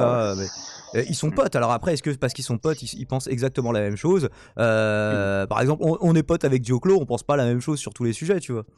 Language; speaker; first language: French; native; French